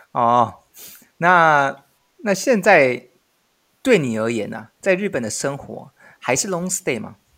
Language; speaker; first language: Chinese; native; Chinese